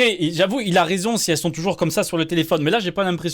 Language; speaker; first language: French; native; French